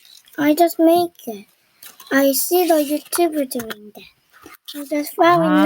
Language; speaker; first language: English; non-native, learner; Korean